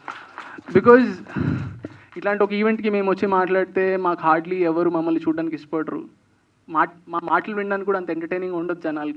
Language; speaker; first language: Telugu; native; Telugu